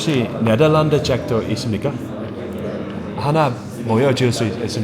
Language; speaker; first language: Korean; non-native, learner; Dutch